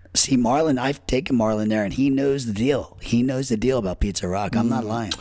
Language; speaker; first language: English; native; English